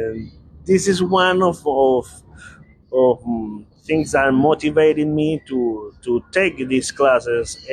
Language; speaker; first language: English; non-native, learner; Spanish